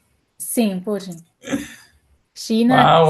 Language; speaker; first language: Portuguese; non-native, fluent; German